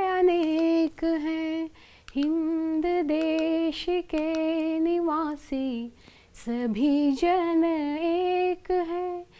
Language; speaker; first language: Hindi; non-native, local second language; Kannada